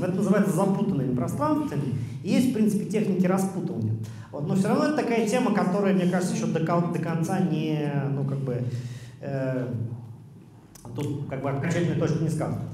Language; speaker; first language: Russian; native; Russian